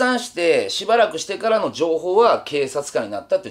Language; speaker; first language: Japanese; native; Japanese